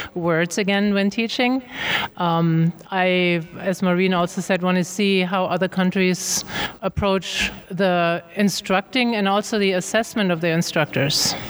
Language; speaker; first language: English; non-native, fluent; German